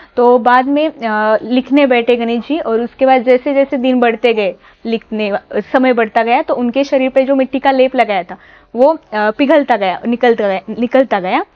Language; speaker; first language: Hindi; non-native, local second language; Marathi